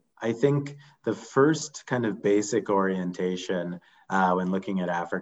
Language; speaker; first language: English; native; English